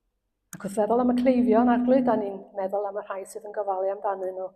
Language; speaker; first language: Welsh; native; Welsh